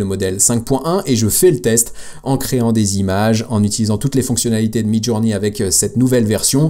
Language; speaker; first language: French; native; French